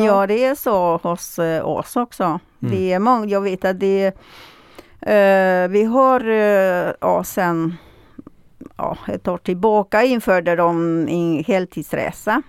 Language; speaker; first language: Swedish; non-native, fluent; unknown